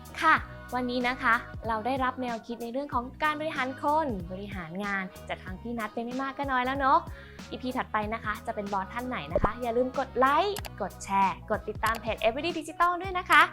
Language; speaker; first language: Thai; native; Thai